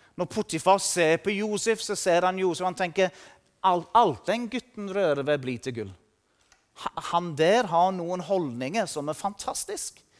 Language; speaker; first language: Norwegian; non-native, fluent; English